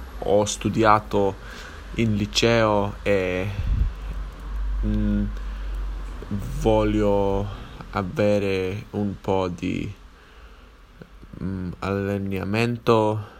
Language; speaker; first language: Italian; non-native, learner; English